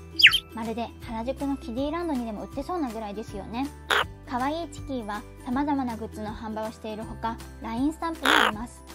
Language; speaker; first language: Japanese; native; Japanese